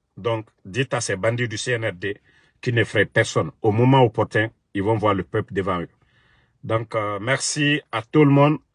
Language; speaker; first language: French; non-native, local second language; Mandingo